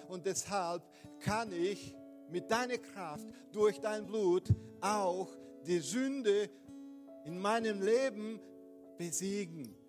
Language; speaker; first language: German; non-native, fluent; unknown